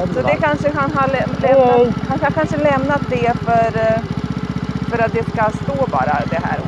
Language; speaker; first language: Swedish; non-native, fluent; Latvian